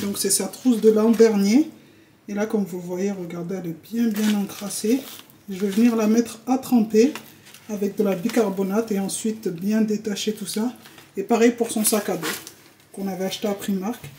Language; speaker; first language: French; non-native, local second language; Comorian